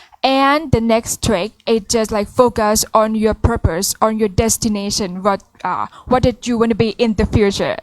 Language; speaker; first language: English; non-native, learner; Thai